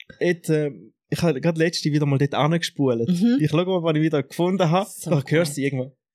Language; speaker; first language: German; native; German